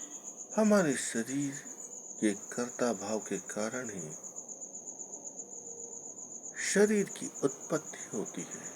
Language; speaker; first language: Hindi; native; Hindi